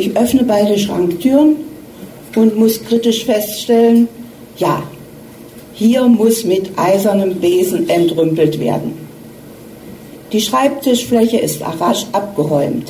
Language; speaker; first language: German; native; German